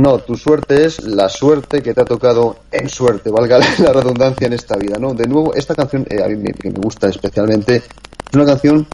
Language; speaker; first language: Spanish; native; Spanish